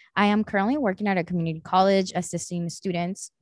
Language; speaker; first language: English; early bilingual, other home language; Spanish